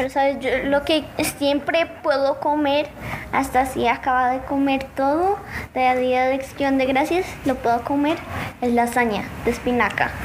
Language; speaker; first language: Spanish; early bilingual, heritage; Spanish